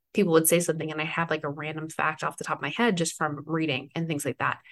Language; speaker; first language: English; native; English